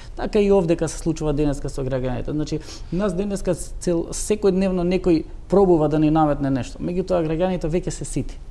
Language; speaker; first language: Macedonian; non-native, local second language; Turkish